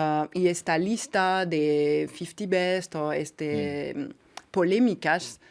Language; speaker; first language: Spanish; non-native, fluent; French